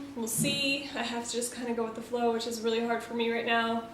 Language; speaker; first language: English; native; English